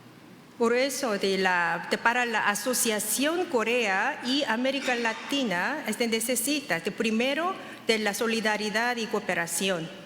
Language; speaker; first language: Spanish; non-native, fluent; Korean